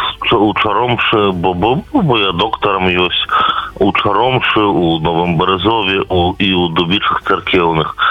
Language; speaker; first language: Polish; non-native, local second language; Belarusian